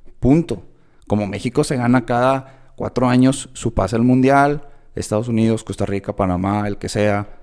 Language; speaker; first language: Spanish; native; Spanish